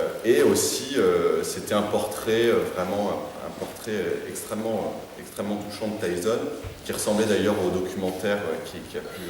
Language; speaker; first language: French; native; French